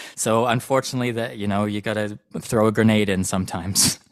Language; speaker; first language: English; native; English